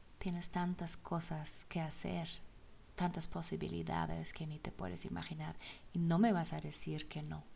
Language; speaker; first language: Spanish; non-native, fluent; German